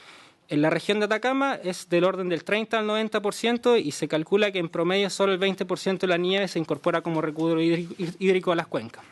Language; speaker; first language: Spanish; native; Spanish